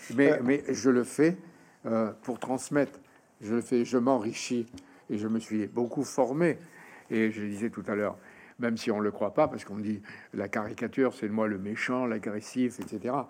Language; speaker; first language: French; native; French